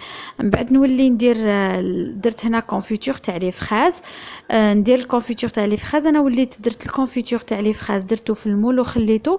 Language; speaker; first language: Arabic; native; Arabic